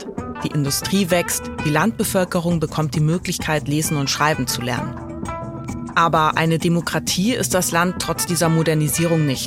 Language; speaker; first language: German; native; German